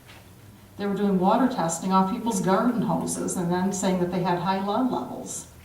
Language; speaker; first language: English; native; English